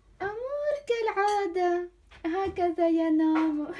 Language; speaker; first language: Arabic; non-native, fluent; Ukrainian